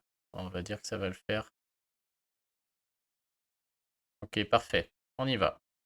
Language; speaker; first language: French; native; French